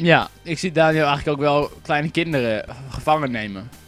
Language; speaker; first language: Dutch; native; Dutch